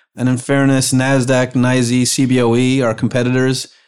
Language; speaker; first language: English; native; English